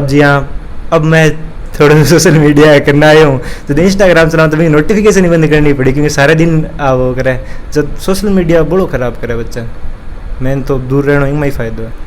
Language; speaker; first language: Hindi; native; Hindi